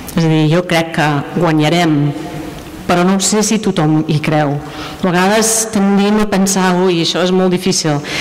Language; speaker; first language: Catalan; non-native, fluent; English